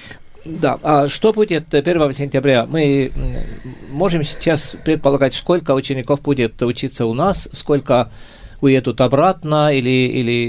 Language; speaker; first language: Russian; non-native, fluent; Estonian